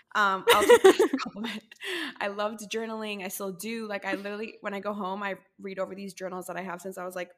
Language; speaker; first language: English; non-native, fluent; Spanish